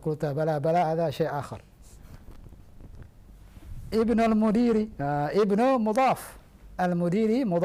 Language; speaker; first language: Arabic; non-native, fluent; Indonesian